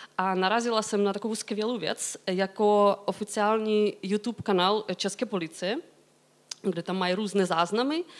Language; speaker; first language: Czech; non-native, fluent; Ukrainian